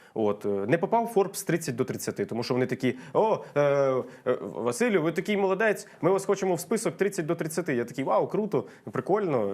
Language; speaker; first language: Ukrainian; non-native, local second language; Russian